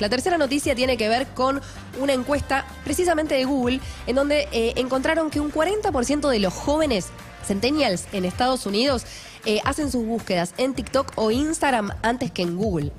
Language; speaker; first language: Spanish; native; Spanish